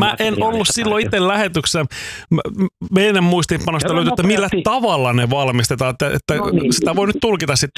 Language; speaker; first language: Finnish; native; Finnish